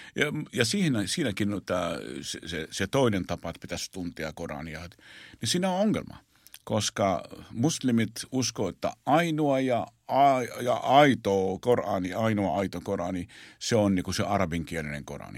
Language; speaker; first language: Finnish; non-native, fluent; Arabic